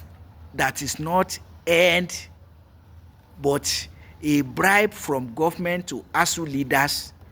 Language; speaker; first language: English; non-native, local second language; Yoruba